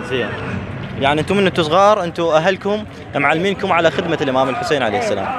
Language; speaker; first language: Arabic; native; Arabic